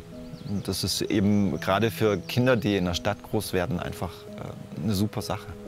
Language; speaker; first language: German; native; German